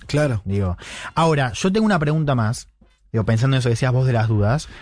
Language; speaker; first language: Spanish; native; Spanish